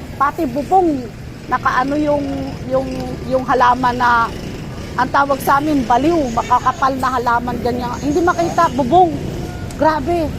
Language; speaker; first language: Filipino; non-native, local second language; Surigaonon